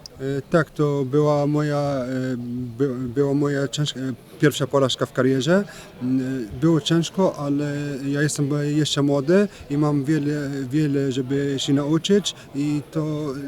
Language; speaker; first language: Polish; non-native, learner; French